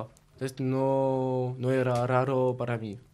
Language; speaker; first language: Spanish; non-native, learner; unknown